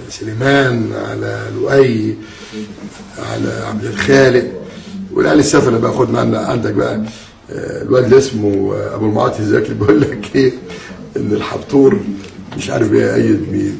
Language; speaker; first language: Arabic; native; Arabic